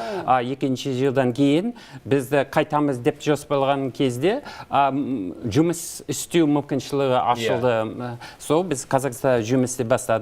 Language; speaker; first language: Kazakh; non-native, learner; English